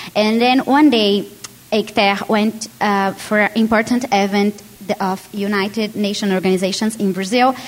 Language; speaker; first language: English; non-native, learner; Portuguese